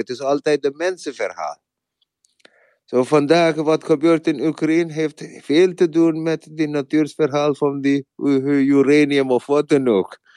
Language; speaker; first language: Dutch; non-native, learner; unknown